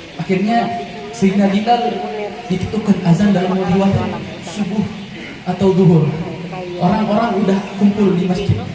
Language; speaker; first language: Indonesian; native; Indonesian